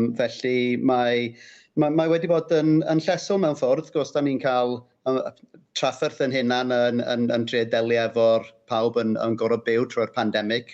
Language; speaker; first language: Welsh; non-native, local second language; English